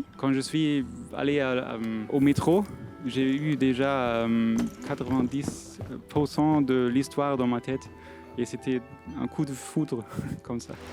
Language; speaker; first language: French; non-native, fluent; German